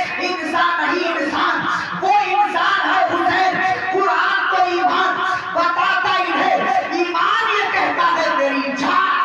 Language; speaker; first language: Urdu; native; Urdu